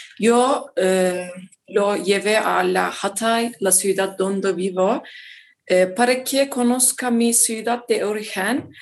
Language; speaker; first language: Spanish; non-native, learner; Turkish